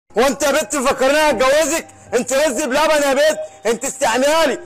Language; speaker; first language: Arabic; native; Arabic